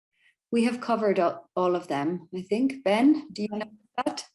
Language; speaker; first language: English; non-native, fluent; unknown